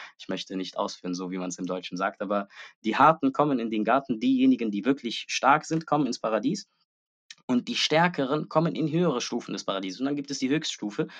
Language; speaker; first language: German; early bilingual, other home language; Arabic